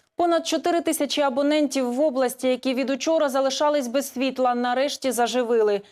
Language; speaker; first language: Ukrainian; native; Ukrainian